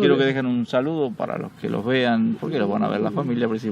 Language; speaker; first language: Spanish; native; Spanish